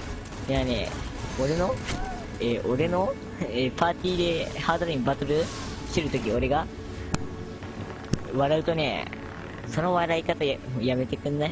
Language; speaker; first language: Japanese; native; Japanese